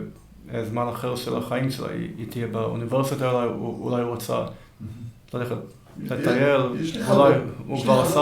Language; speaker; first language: Hebrew; early bilingual, heritage; Hebrew